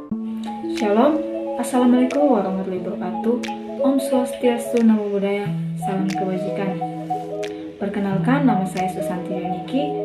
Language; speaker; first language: Indonesian; native; Indonesian